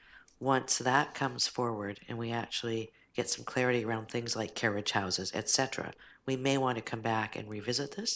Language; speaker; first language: English; native; English